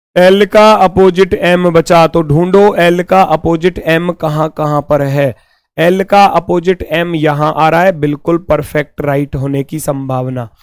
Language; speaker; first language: Hindi; native; Hindi